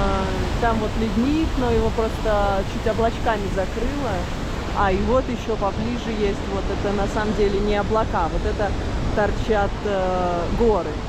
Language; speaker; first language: Russian; native; Russian